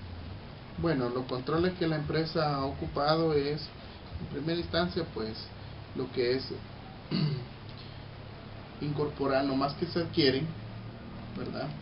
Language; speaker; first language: Spanish; native; Spanish